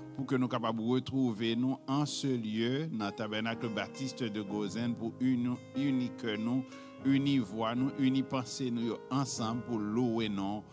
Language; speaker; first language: French; non-native, local second language; Haitian Creole